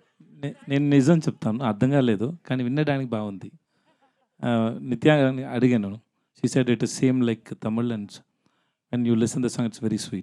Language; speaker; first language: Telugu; non-native, learner; Tamil